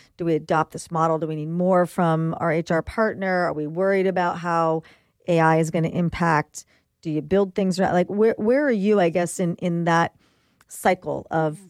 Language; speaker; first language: English; native; English